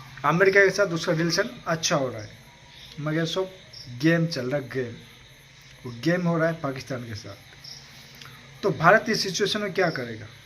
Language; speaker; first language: Hindi; non-native, local second language; Odia